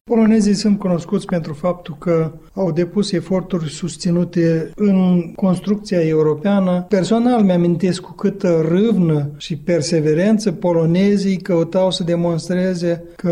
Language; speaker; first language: Romanian; native; Romanian